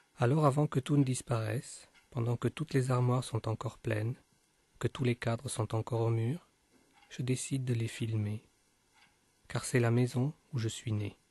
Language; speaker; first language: French; native; French